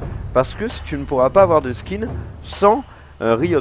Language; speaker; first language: French; native; French